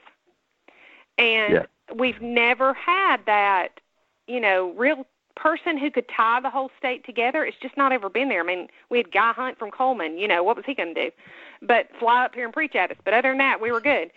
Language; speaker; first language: English; native; English